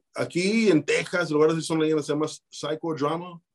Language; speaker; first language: Spanish; early bilingual, heritage; Spanish